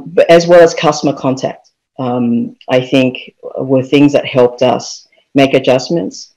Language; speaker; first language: English; native; English